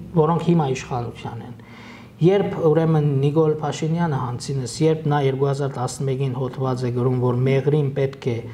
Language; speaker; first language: Armenian; early bilingual, heritage; Armenian